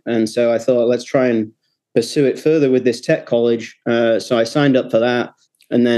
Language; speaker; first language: English; native; English